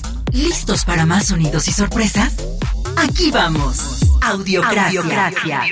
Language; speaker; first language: Spanish; native; Spanish